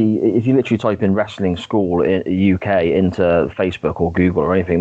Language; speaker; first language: English; native; English